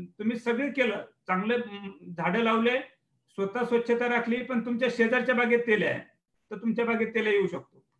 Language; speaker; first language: Marathi; native; Marathi